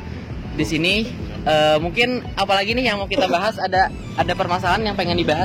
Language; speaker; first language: Indonesian; native; Indonesian